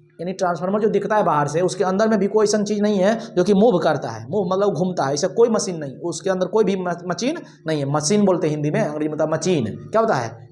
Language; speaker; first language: Hindi; native; Hindi